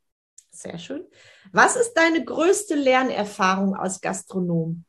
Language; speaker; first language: German; native; German